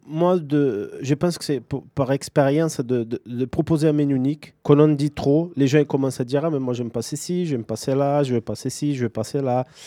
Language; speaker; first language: French; non-native, fluent; Portuguese